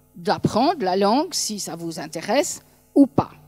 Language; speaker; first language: French; native; French